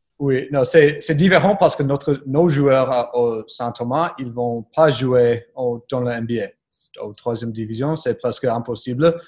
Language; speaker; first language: French; non-native, learner; English